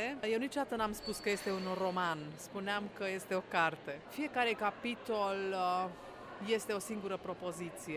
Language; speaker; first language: Romanian; non-native, local second language; Hungarian